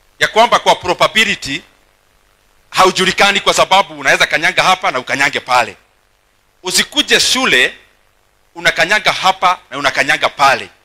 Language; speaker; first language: Swahili; non-native, local second language; Kikuyu